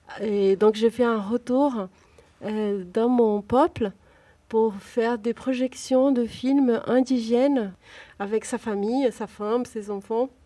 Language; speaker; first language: French; non-native, fluent; Portuguese